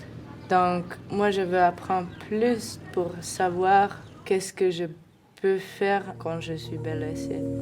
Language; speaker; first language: French; non-native, fluent; Finnish